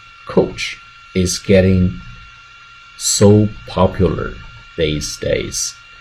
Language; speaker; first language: English; non-native, fluent; Chinese